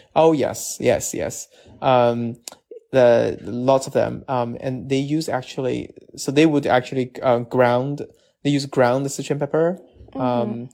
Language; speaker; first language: English; non-native, fluent; Chinese